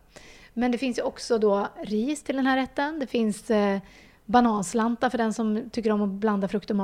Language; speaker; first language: Swedish; native; Swedish